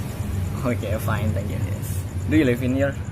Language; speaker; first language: English; non-native, learner; Indonesian